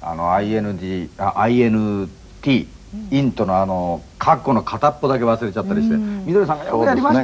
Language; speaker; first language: Japanese; native; Japanese